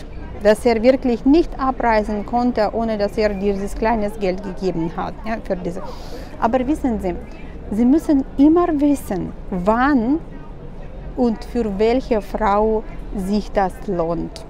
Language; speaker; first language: German; non-native, fluent; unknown